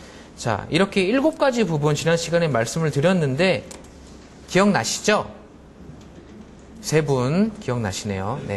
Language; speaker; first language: Korean; native; Korean